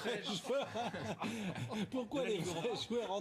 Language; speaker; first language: French; native; French